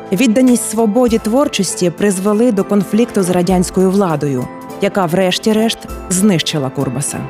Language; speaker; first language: Ukrainian; native; Ukrainian